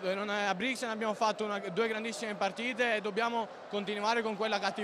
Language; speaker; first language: Italian; native; Italian